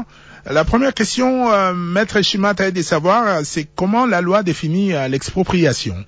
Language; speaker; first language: French; non-native, local second language; Lingala